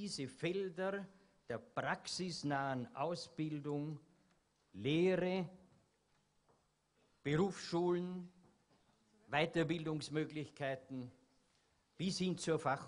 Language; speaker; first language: German; native; German